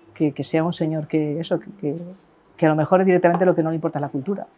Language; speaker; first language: Spanish; native; Spanish